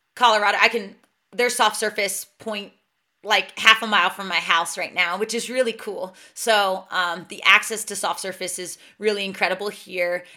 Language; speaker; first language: English; native; English